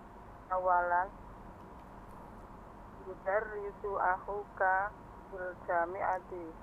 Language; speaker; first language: Arabic; non-native, learner; Indonesian